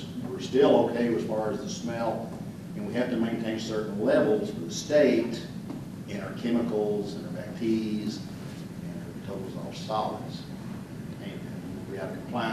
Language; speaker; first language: English; native; English